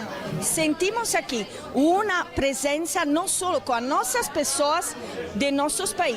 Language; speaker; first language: Portuguese; non-native, fluent; Italian